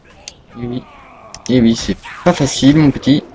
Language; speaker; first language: French; native; French